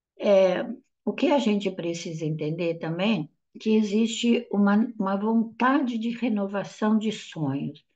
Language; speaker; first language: Portuguese; non-native, fluent; Italian